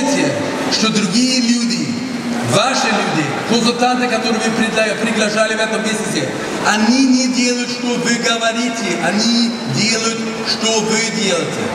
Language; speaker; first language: Russian; non-native, fluent; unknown